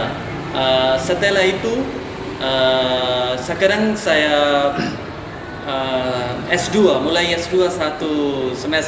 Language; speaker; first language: Indonesian; non-native, learner; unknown